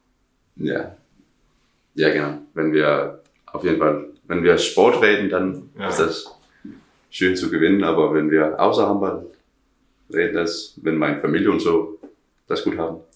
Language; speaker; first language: German; non-native, learner; Danish